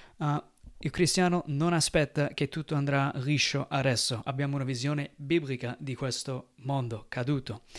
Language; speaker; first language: Italian; non-native, fluent; English